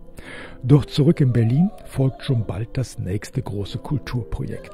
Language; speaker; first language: German; native; German